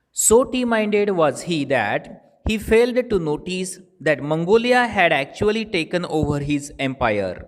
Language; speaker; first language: English; non-native, local second language; Marathi